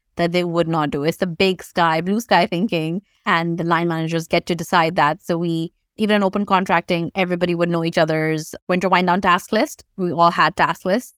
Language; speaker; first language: English; non-native, local second language; Urdu